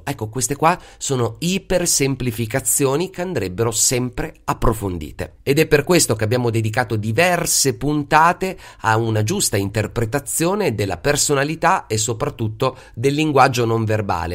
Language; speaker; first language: Italian; native; Italian